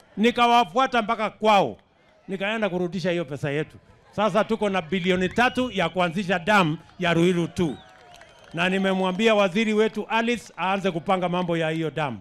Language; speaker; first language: Swahili; non-native, local second language; Kalenjin